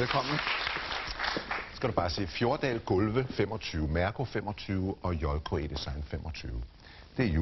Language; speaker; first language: Danish; native; Danish